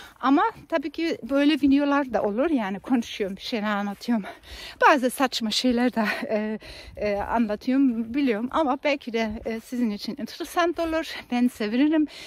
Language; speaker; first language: Turkish; non-native, fluent; German